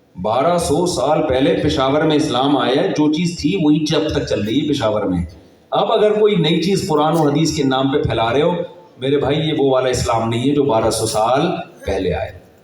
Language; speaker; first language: Urdu; native; Urdu